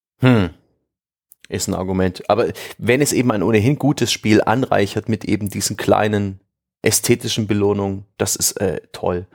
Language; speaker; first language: German; native; German